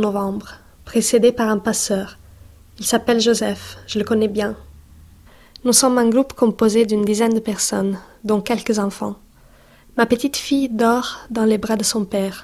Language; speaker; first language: French; non-native, fluent; Italian